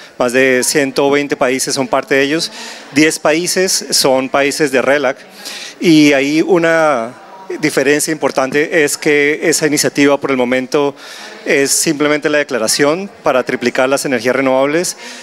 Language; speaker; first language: Spanish; native; Spanish